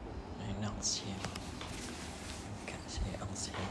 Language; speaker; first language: French; non-native, learner; Vietnamese